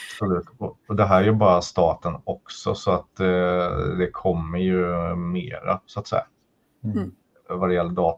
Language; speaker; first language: Swedish; native; Swedish